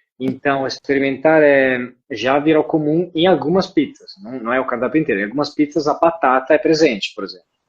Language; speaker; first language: Portuguese; non-native, fluent; Italian